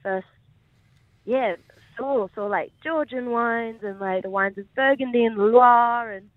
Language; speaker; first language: English; native; English